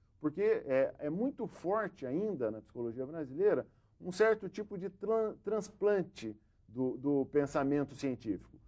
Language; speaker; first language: Portuguese; native; Portuguese